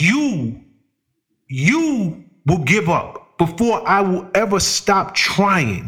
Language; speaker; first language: English; native; English